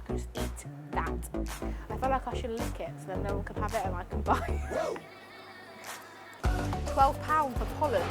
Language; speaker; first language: English; native; English